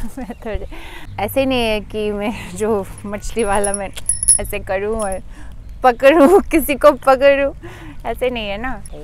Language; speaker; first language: Hindi; non-native, fluent; English